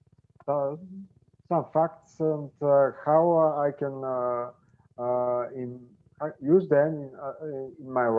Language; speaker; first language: English; non-native, learner; Bulgarian